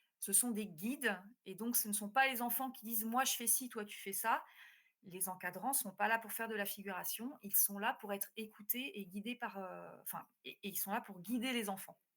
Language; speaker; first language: French; native; French